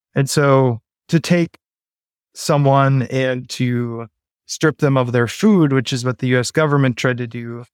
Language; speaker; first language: English; native; English